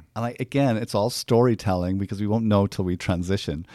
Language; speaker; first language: English; native; English